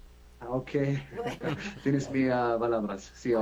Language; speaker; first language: Spanish; non-native, learner; Arabic